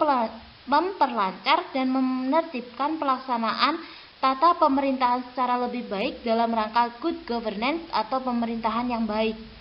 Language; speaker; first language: Indonesian; native; Indonesian